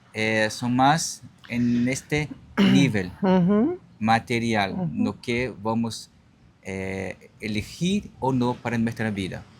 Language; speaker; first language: Spanish; non-native, learner; Portuguese